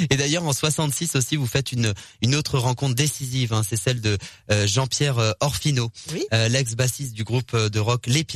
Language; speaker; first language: French; native; French